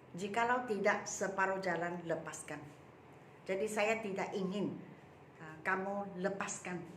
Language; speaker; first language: Malay; non-native, local second language; Chinese